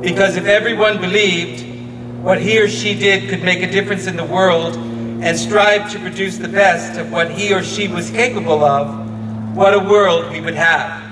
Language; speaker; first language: English; native; English